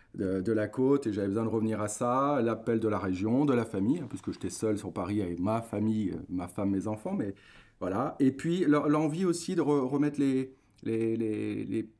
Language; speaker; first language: French; native; French